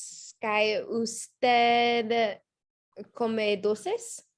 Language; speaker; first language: Spanish; non-native, learner; English